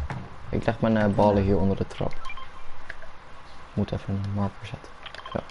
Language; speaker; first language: Dutch; native; Dutch